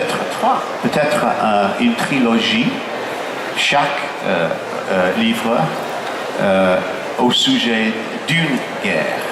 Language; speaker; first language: French; non-native, fluent; English